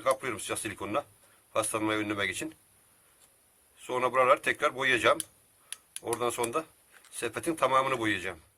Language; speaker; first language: Turkish; native; Turkish